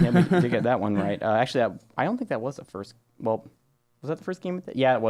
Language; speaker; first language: English; native; English